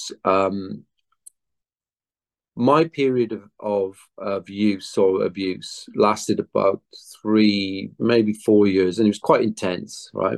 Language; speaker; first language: English; native; English